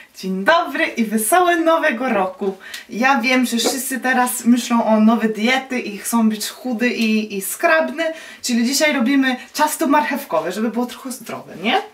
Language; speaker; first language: Polish; non-native, learner; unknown